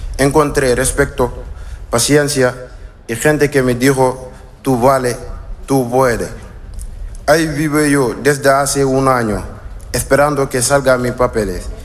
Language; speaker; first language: Spanish; non-native, learner; Wolof